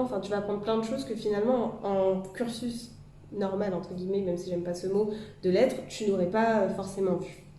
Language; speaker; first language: French; native; French